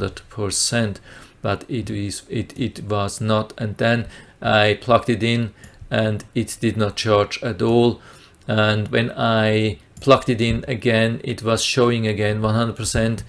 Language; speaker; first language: English; non-native, fluent; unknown